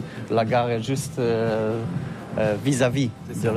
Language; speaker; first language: French; non-native, learner; Polish